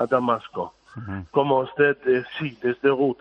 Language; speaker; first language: Spanish; non-native, fluent; Arabic